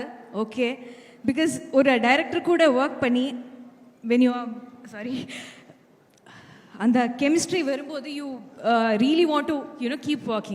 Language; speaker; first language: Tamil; non-native, fluent; Malayalam